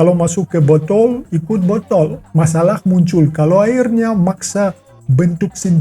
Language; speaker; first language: Indonesian; non-native, fluent; Russian